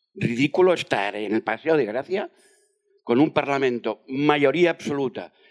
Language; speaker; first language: Spanish; non-native, fluent; French